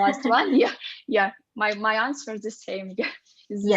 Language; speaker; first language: English; non-native, fluent; Russian